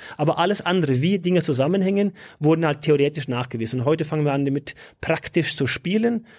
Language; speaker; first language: German; non-native, fluent; Norwegian